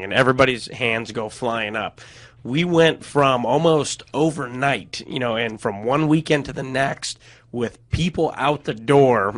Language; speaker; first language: English; native; English